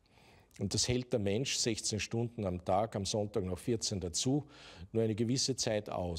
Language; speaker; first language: German; native; German